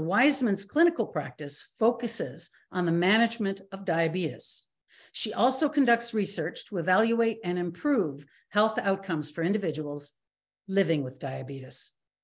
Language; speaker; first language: English; native; English